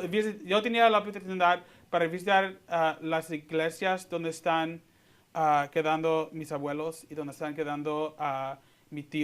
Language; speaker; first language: Spanish; early bilingual, heritage; Spanish